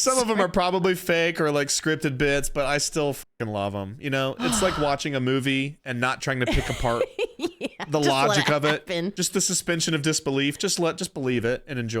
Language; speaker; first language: English; native; English